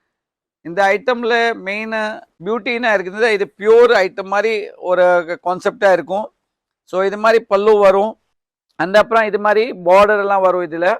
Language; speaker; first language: Tamil; non-native, fluent; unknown